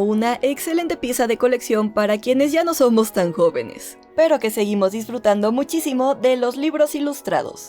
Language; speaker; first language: Spanish; native; Spanish